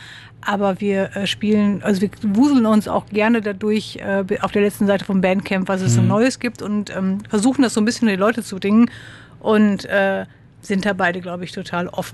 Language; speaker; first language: German; native; German